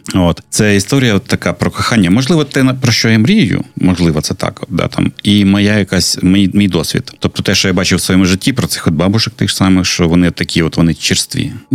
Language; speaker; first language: Ukrainian; non-native, local second language; Russian